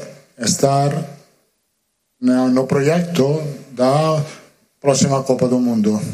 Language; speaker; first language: Portuguese; non-native, learner; Italian